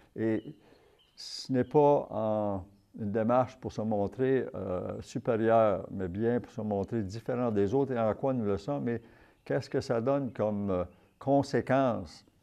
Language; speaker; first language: French; native; French